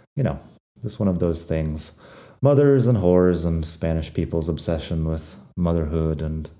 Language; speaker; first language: English; native; English